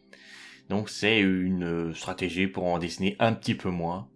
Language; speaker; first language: French; native; French